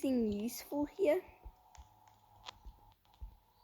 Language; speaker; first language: English; native; English